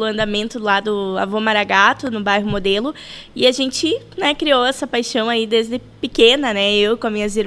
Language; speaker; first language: Portuguese; native; Portuguese